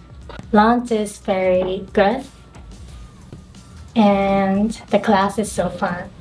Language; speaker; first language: English; non-native, learner; Japanese